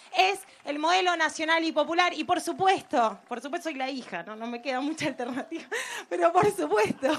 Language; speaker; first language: Spanish; native; Spanish